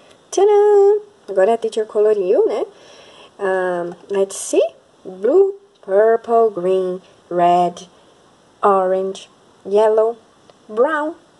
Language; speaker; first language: English; non-native, fluent; Portuguese